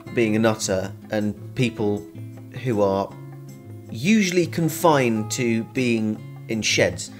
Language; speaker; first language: English; native; English